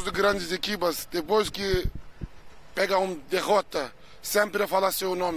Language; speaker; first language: Portuguese; non-native, learner; Turkish